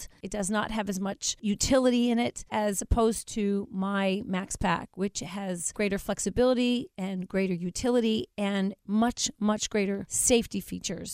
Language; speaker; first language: English; native; English